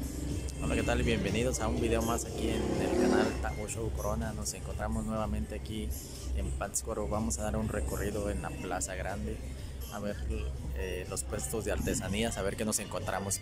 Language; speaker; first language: Spanish; native; Spanish